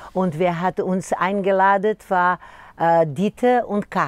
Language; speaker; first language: German; non-native, learner; Portuguese